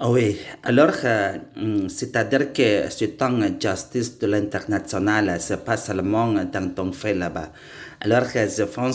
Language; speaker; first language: French; non-native, learner; Indonesian